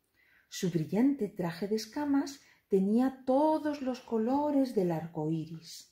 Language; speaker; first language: Spanish; native; Spanish